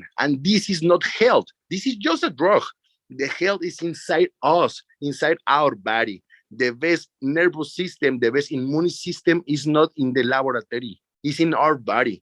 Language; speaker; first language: English; non-native, learner; Spanish